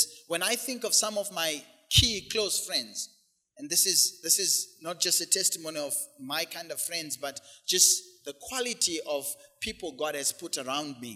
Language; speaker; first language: English; non-native, local second language; Shona